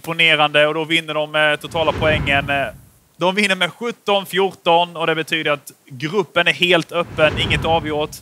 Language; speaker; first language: Swedish; native; Swedish